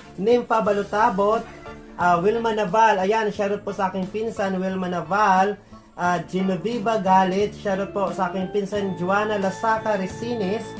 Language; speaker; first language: Filipino; non-native, local second language; Waray